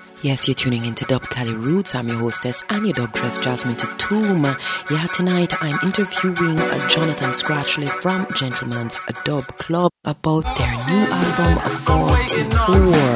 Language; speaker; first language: English; native; English